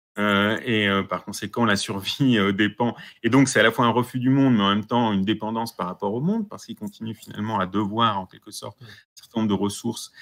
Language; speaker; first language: French; native; French